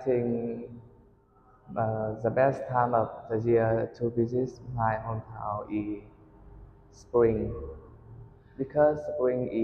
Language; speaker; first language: English; non-native, learner; Vietnamese